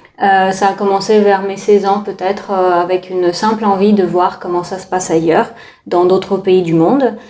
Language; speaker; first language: French; non-native, fluent; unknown